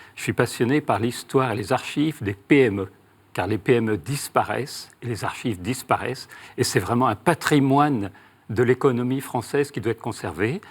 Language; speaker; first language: French; native; French